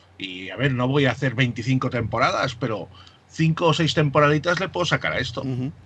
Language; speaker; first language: Spanish; native; Spanish